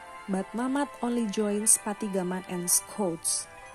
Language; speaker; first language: English; non-native, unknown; Indonesian